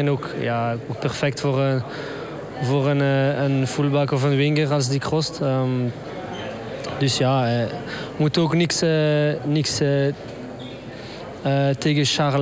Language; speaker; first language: Dutch; non-native, local second language; French